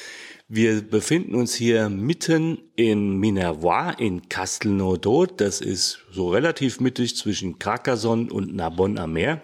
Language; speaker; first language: German; native; German